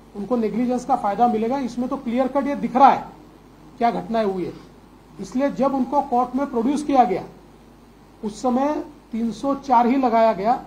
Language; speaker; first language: Hindi; non-native, local second language; Marathi